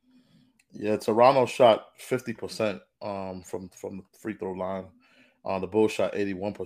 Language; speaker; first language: English; native; English